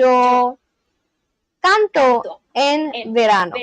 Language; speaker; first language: Spanish; non-native, learner; Bangla